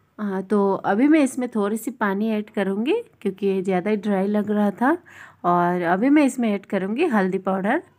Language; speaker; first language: Hindi; non-native, local second language; Bangla